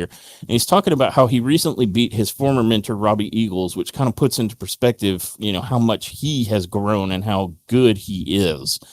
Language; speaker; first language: English; native; English